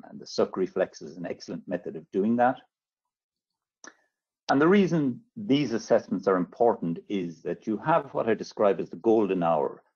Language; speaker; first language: English; native; English